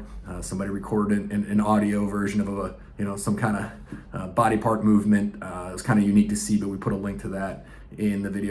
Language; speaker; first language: English; native; English